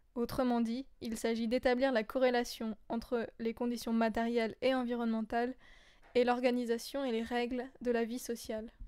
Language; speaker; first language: French; native; French